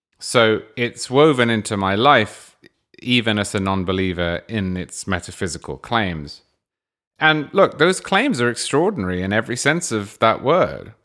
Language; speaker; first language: English; native; English